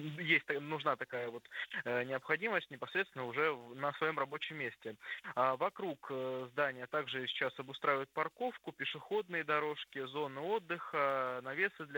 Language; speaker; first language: Russian; native; Russian